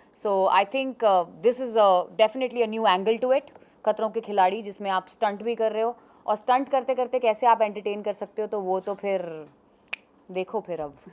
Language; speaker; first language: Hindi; native; Hindi